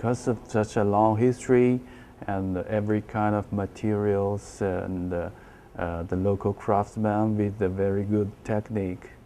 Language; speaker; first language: English; non-native, learner; Chinese